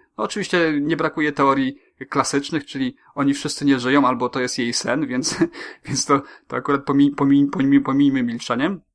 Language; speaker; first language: Polish; native; Polish